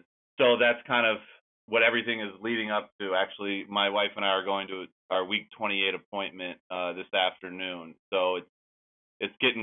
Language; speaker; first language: English; native; English